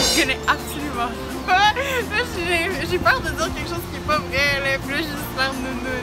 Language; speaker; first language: French; native; French